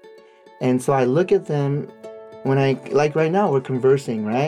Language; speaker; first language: English; non-native, fluent; Japanese